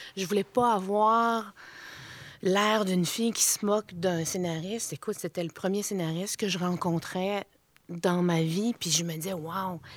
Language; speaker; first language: French; native; French